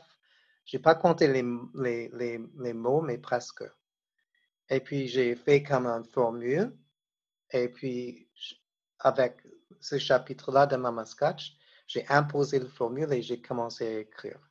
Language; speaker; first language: French; non-native, fluent; English